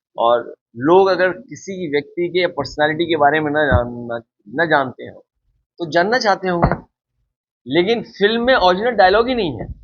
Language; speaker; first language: Hindi; native; Hindi